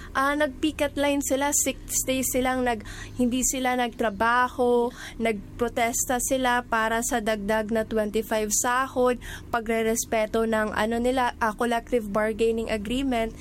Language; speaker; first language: Filipino; non-native, local second language; Cebuano